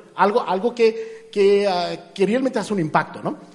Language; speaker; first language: Spanish; non-native, fluent; Hindi